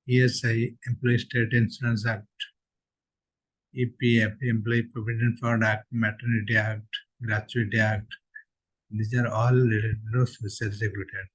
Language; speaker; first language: English; non-native, local second language; Odia